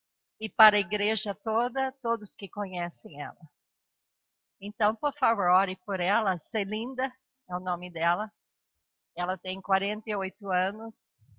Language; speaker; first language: Portuguese; non-native, fluent; English